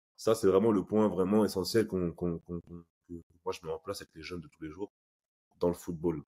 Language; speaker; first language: French; native; French